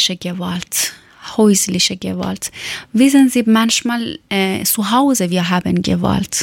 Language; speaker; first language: German; non-native, learner; Persian